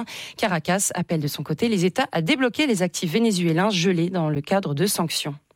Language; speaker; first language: French; native; French